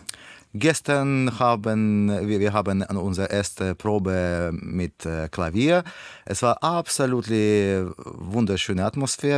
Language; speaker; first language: German; non-native, learner; Russian